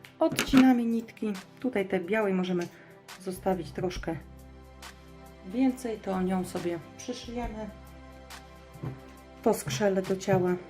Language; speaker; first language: Polish; native; Polish